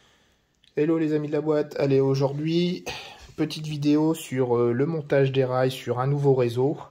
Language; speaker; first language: French; native; French